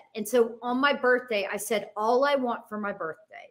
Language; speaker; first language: English; native; English